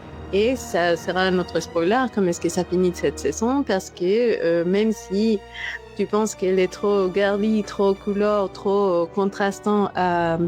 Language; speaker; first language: French; non-native, fluent; Spanish